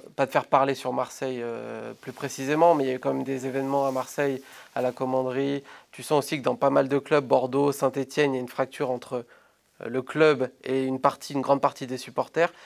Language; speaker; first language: French; native; French